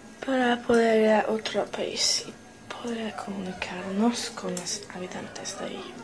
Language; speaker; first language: Spanish; non-native, learner; English